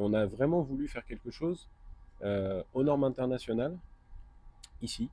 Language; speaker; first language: French; native; French